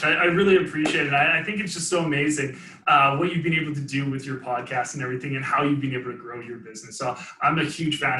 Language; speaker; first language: English; native; English